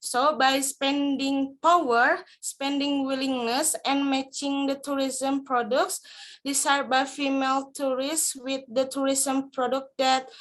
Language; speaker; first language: English; non-native, learner; Indonesian